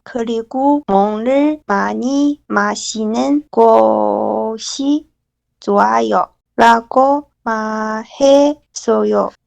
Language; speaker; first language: Korean; non-native, learner; Chinese